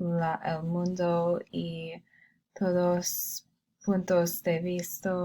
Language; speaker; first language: Spanish; non-native, learner; English